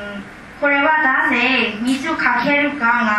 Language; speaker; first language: Japanese; non-native, learner; Burmese